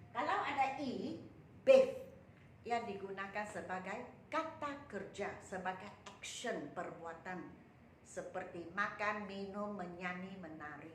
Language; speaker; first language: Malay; non-native, local second language; Chinese